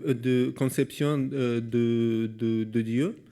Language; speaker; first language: French; non-native, learner; Russian